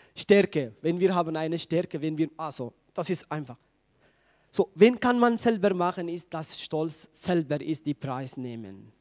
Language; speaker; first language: German; non-native, fluent; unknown